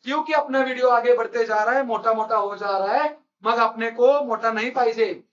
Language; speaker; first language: Hindi; non-native, local second language; Marathi